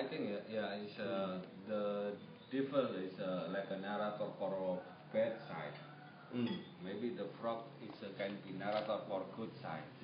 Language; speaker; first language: English; non-native, learner; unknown